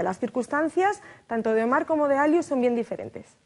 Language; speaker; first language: Spanish; native; Spanish